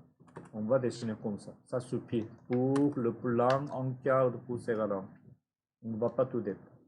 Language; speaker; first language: French; non-native, fluent; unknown